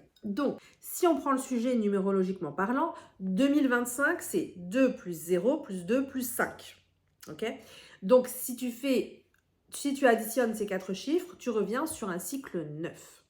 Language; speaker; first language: French; native; French